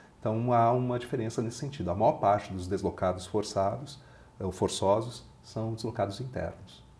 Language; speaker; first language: Portuguese; native; Portuguese